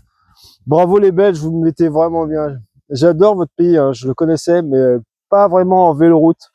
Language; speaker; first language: French; native; French